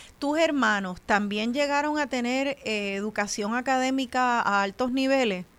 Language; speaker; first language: Spanish; native; Spanish